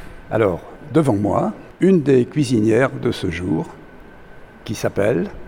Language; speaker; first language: French; native; French